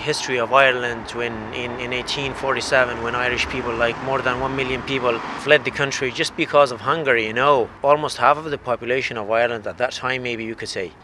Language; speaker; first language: English; non-native, fluent; Arabic